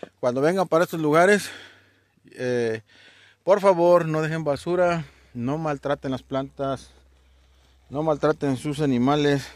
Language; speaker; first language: Spanish; native; Spanish